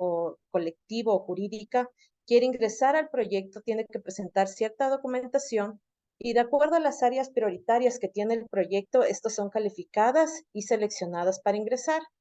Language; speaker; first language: Spanish; native; Spanish